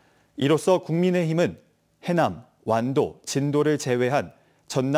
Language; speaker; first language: Korean; native; Korean